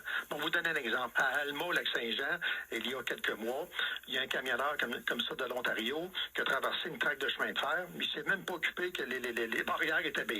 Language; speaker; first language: French; native; French